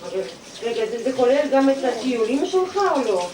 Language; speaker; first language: Hebrew; non-native, fluent; Russian